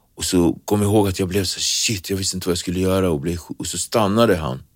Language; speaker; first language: Swedish; early bilingual, other home language; Kabuverdianu